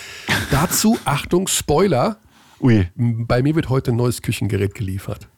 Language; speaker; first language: German; native; German